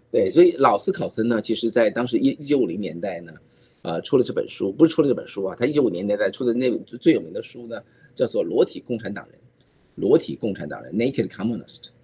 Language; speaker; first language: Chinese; native; Chinese